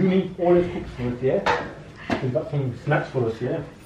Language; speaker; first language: English; native; English